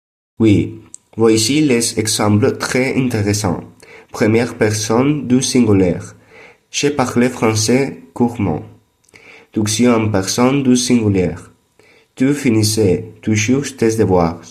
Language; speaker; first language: French; non-native, learner; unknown